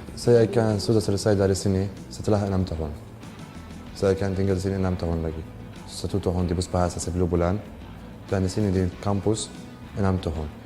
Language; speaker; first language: Indonesian; non-native, learner; Arabic